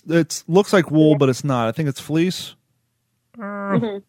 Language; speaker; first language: English; native; English